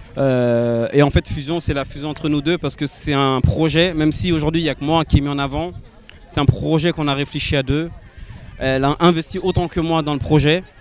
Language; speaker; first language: French; early bilingual, other home language; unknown